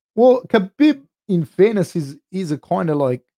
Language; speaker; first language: English; native; English